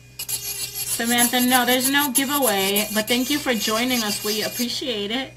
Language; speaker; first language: English; native; English